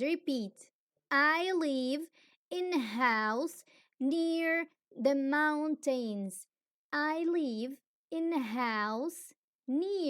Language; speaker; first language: English; non-native, fluent; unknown